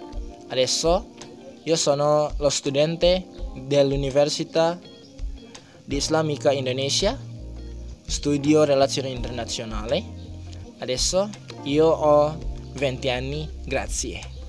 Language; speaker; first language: Italian; non-native, learner; Indonesian